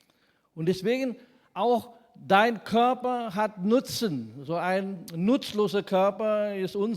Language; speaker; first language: German; non-native, fluent; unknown